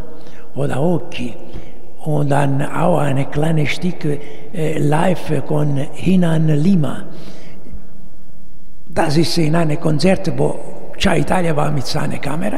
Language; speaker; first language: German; non-native, learner; Italian